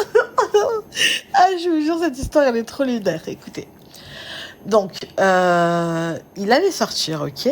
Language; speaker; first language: French; native; French